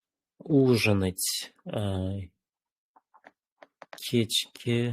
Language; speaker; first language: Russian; non-native, fluent; Uzbek